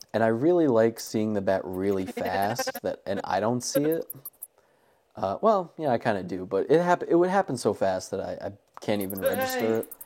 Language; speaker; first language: English; native; English